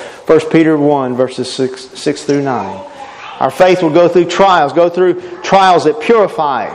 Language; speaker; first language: English; native; English